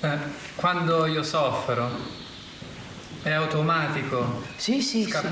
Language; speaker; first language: Italian; non-native, fluent; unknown